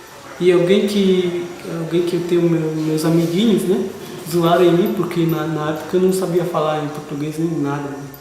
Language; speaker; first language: Portuguese; non-native, local second language; Guarani